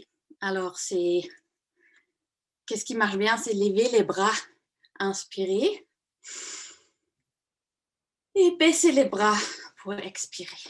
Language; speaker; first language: French; non-native, fluent; German